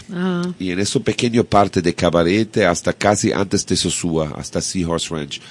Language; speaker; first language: Spanish; non-native, learner; German